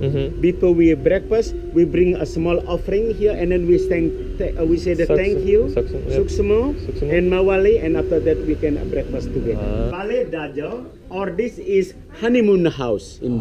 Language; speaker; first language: English; non-native, learner; Balinese